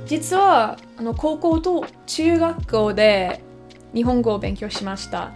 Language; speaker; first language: Japanese; non-native, learner; English